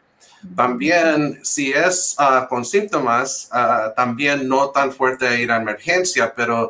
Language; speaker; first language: Spanish; early bilingual, heritage; English